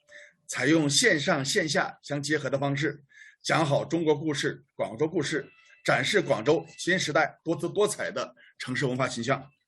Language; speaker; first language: Chinese; native; Chinese